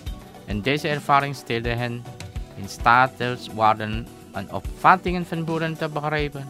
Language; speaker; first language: Dutch; non-native, fluent; Indonesian